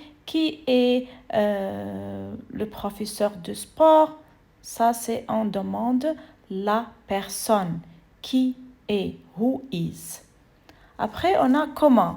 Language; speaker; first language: French; non-native, fluent; Arabic